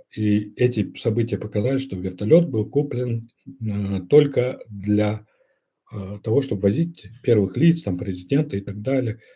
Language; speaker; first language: Russian; non-native, local second language; Kyrgyz